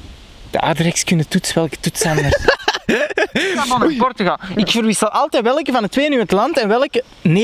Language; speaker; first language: Dutch; native; Dutch